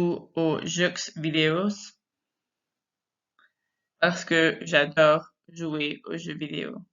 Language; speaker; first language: French; non-native, fluent; English